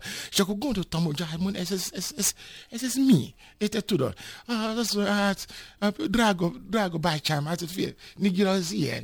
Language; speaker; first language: Hungarian; non-native, fluent; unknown